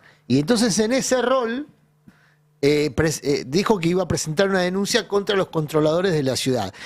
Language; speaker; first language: Spanish; native; Spanish